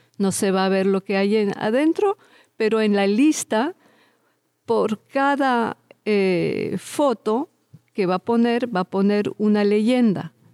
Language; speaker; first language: Spanish; early bilingual, heritage; Spanish